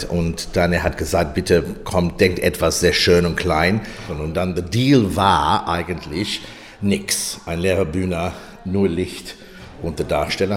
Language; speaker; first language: German; non-native, fluent; English